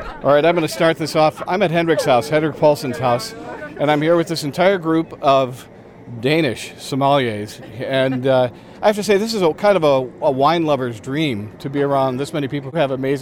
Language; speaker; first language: English; native; English